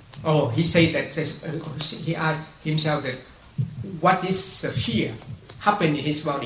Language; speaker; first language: English; non-native, fluent; Vietnamese